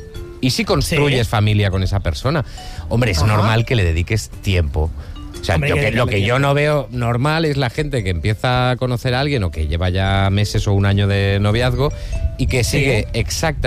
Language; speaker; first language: Spanish; native; Spanish